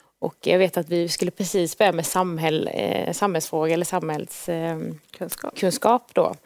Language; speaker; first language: Swedish; native; Swedish